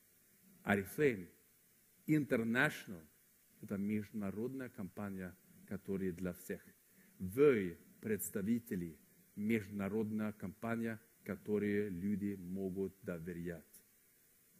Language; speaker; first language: Russian; non-native, fluent; Swedish